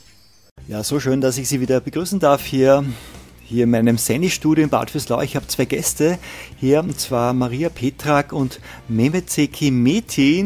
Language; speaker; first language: German; native; German